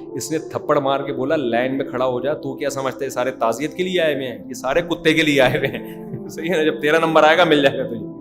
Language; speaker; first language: Urdu; native; Urdu